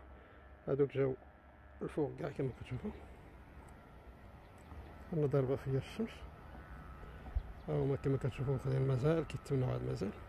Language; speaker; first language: Arabic; native; Arabic